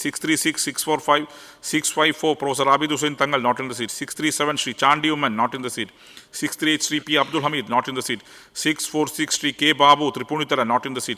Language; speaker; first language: English; non-native, local second language; Malayalam